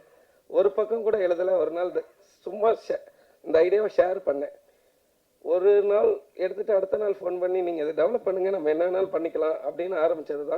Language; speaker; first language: Tamil; native; Tamil